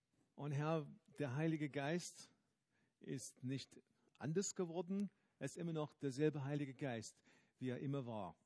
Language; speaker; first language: German; non-native, fluent; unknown